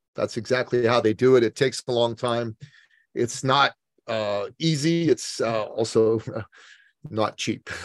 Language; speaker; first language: English; early bilingual, other home language; Persian